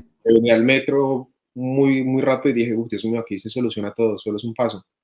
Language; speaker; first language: Spanish; native; Spanish